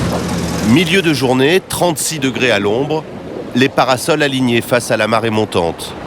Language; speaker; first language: French; native; French